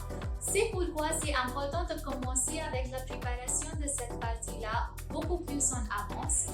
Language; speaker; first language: French; non-native, fluent; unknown